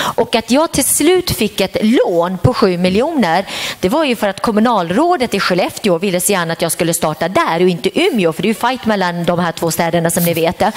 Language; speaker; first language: Swedish; early bilingual, other home language; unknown